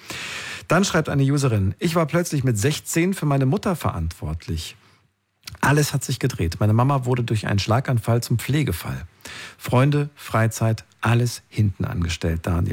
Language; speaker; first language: German; native; German